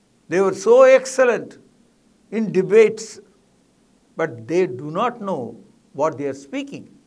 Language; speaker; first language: English; non-native, local second language; Tamil